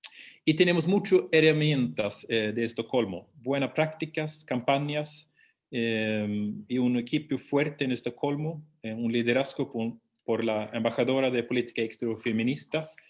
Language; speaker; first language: Spanish; non-native, fluent; Swedish